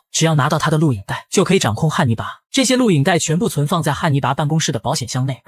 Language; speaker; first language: Chinese; native; Chinese